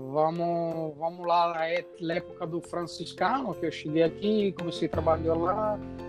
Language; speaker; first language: Portuguese; non-native, fluent; Italian